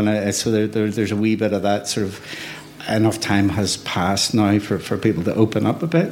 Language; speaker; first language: English; native; English